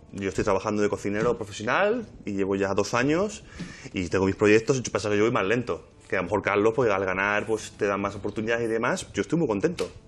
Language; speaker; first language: Spanish; native; Spanish